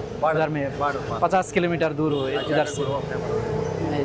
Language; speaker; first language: Hindi; non-native, learner; Bangla